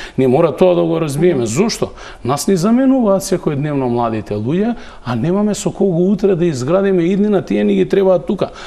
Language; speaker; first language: Macedonian; native; Macedonian